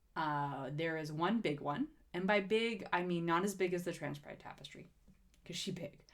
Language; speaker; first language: English; native; English